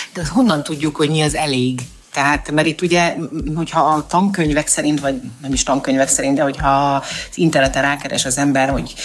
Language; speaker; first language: Hungarian; native; Hungarian